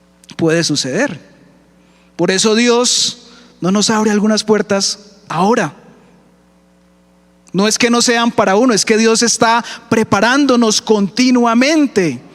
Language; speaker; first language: Spanish; native; Spanish